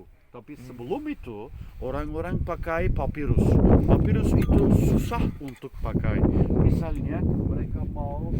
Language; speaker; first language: Indonesian; non-native, fluent; Turkish